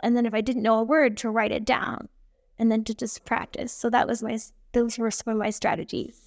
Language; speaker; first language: English; native; English